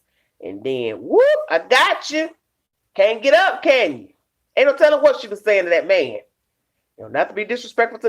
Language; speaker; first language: English; native; English